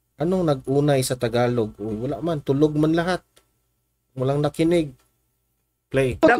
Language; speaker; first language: Filipino; non-native, local second language; Cebuano